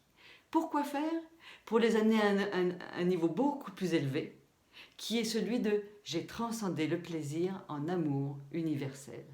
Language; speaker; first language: French; native; French